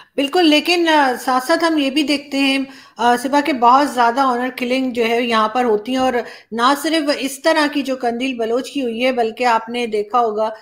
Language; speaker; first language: Urdu; native; Urdu